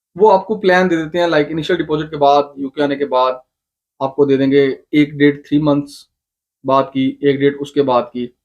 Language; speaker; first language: Urdu; non-native, local second language; Punjabi